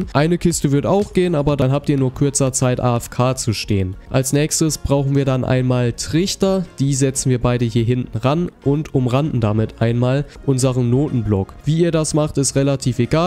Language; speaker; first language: German; native; German